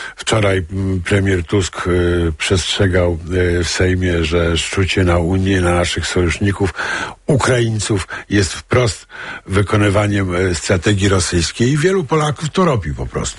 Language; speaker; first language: Polish; native; Polish